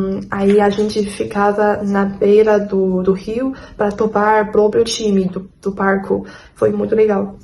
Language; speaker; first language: Portuguese; non-native, fluent; Chinese